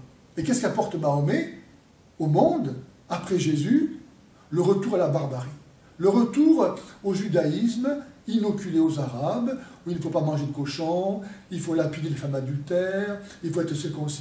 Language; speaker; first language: French; native; French